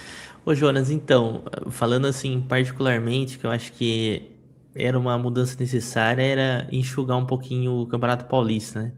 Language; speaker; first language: Portuguese; native; Portuguese